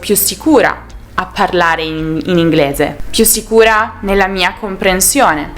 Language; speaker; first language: Italian; native; Italian